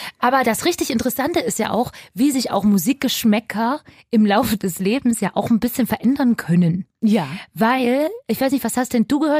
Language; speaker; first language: German; native; German